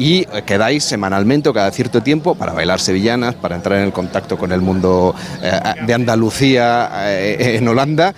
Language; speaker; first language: Spanish; native; Spanish